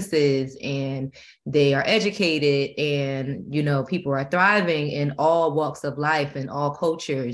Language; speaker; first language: English; native; English